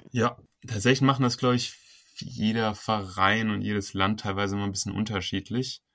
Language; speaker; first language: German; native; German